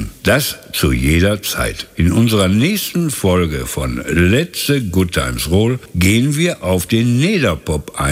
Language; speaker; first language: German; native; German